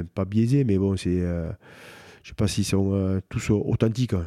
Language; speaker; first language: French; native; French